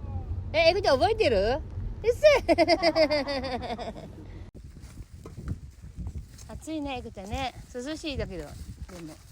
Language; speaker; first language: Japanese; non-native, learner; Filipino